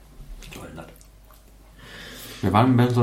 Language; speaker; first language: German; native; German